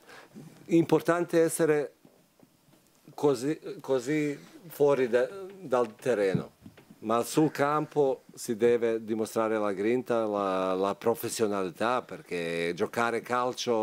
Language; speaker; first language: Italian; non-native, fluent; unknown